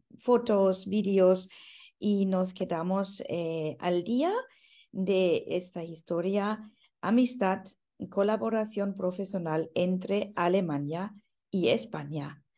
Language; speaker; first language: Spanish; non-native, fluent; German